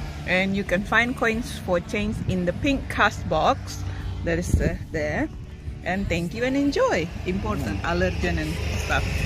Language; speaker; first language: English; non-native, fluent; Indonesian